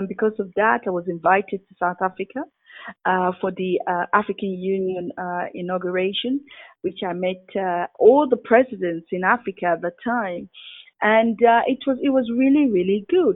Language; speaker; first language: English; non-native, local second language; Yoruba